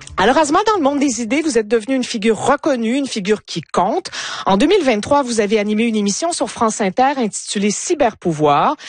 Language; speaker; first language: French; native; French